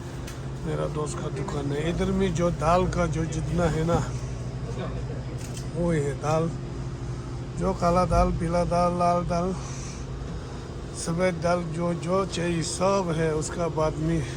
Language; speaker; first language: Hindi; non-native, local second language; Tibetan